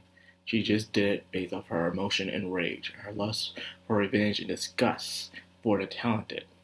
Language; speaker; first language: English; native; English